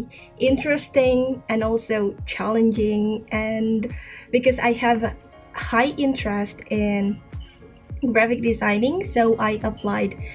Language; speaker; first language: English; non-native, fluent; Indonesian